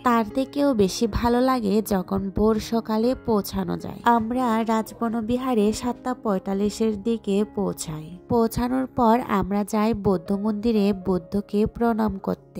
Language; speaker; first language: Bangla; non-native, local second language; Chakma